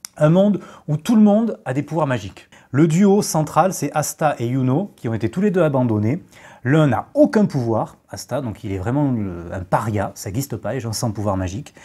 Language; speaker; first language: French; native; French